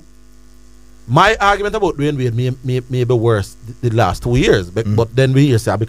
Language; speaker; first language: English; native; English